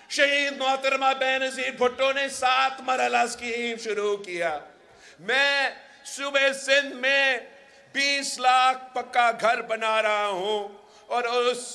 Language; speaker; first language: Urdu; early bilingual, heritage; Urdu